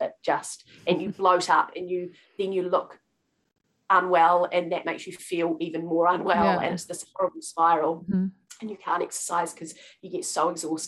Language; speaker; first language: English; native; English